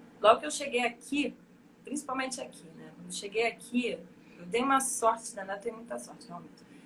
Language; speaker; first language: Portuguese; native; Portuguese